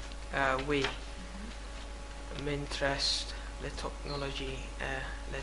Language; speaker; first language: French; non-native, learner; English